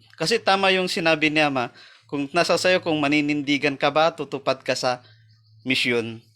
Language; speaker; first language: Filipino; native; Filipino